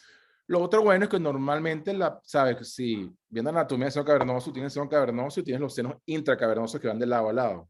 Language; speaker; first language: Spanish; native; Spanish